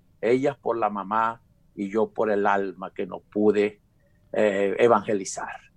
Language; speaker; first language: Spanish; native; Spanish